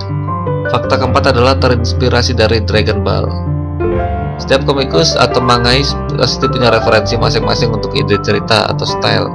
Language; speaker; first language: Indonesian; native; Indonesian